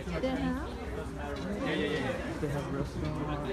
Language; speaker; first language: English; non-native, learner; Thai